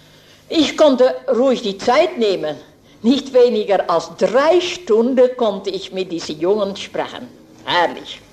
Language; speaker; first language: German; non-native, fluent; Dutch